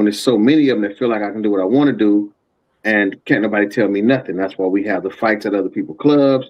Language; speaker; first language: English; native; English